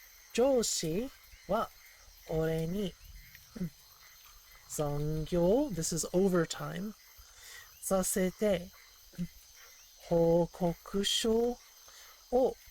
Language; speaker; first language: Japanese; non-native, learner; English